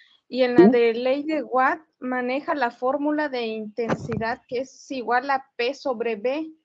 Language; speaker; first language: Spanish; native; Spanish